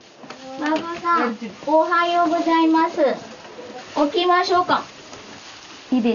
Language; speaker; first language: Japanese; non-native, learner; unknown